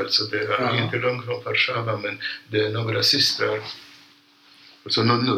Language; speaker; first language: Swedish; non-native, fluent; Polish